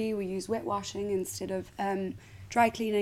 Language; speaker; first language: English; native; English